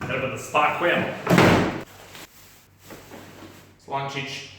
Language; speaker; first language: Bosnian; non-native, learner; English